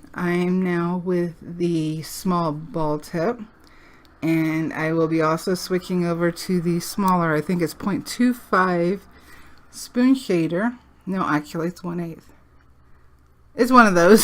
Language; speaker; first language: English; native; English